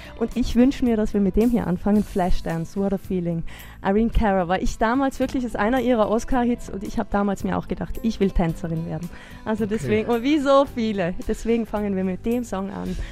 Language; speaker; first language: German; native; German